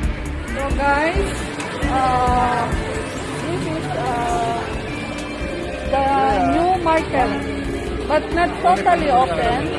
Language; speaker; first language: English; non-native, learner; Filipino